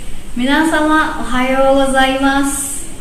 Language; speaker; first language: Japanese; non-native, fluent; Indonesian